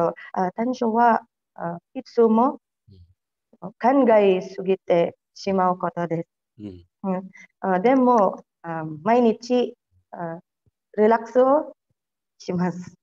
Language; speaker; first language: Japanese; non-native, learner; Filipino